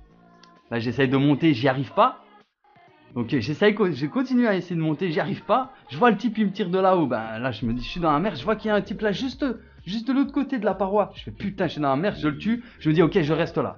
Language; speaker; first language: French; native; French